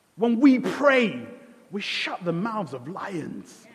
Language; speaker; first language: English; early bilingual, other home language; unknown